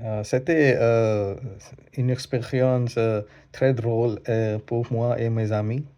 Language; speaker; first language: French; non-native, learner; Hindi